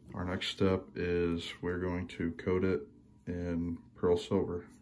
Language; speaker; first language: English; native; English